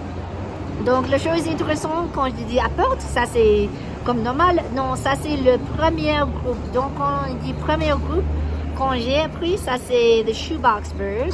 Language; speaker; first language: French; non-native, learner; English